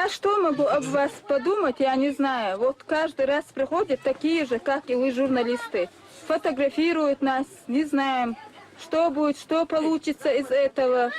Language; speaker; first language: Russian; non-native, local second language; Chechen